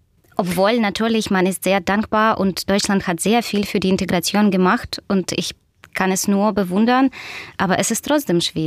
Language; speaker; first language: German; non-native, fluent; Russian